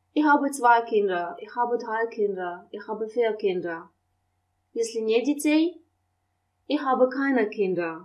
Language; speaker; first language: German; non-native, fluent; Russian